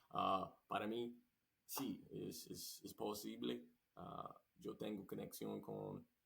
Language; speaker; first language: Spanish; non-native, learner; English